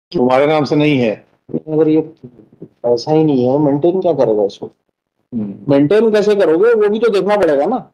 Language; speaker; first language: Hindi; native; Hindi